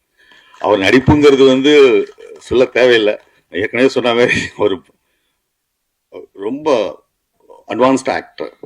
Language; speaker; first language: Tamil; native; Tamil